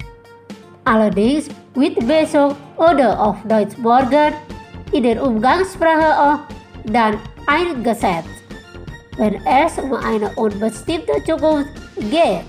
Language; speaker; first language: German; non-native, fluent; Indonesian